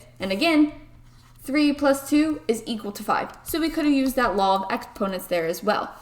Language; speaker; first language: English; native; English